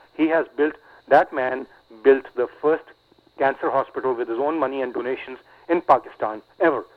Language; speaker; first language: English; non-native, local second language; Urdu